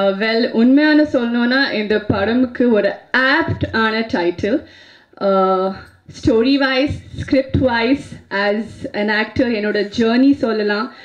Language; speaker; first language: Tamil; non-native, fluent; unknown